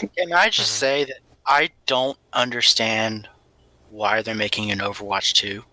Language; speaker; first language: English; native; English